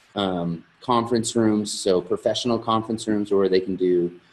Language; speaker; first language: English; native; English